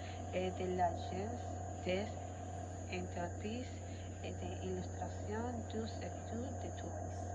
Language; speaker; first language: French; non-native, learner; Spanish